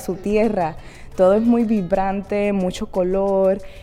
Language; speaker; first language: Spanish; native; Spanish